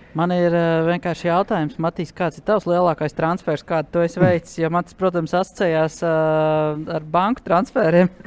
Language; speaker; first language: Latvian; native; Latvian